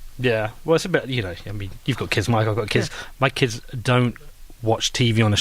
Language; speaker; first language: English; native; English